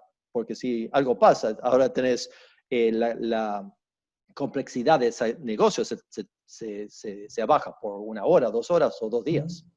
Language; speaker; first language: Spanish; early bilingual, heritage; Spanish